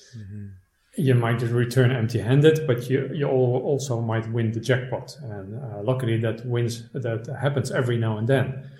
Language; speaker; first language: English; non-native, fluent; Dutch